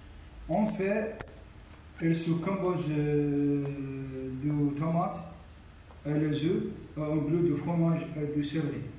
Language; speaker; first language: French; non-native, learner; Arabic